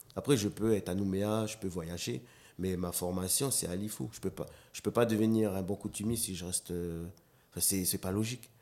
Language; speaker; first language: French; non-native, local second language; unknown